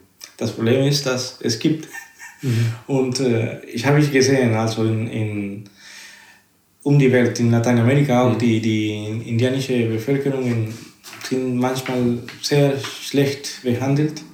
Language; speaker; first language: German; non-native, fluent; Spanish